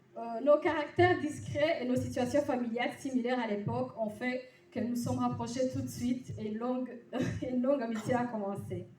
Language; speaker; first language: French; native; French